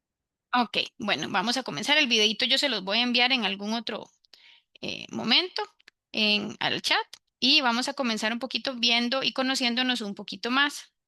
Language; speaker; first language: Spanish; native; Spanish